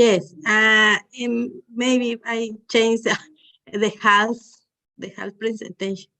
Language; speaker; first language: English; non-native, learner; Spanish